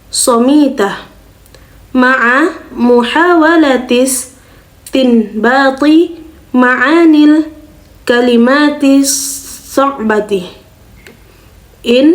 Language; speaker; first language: Arabic; non-native, learner; Indonesian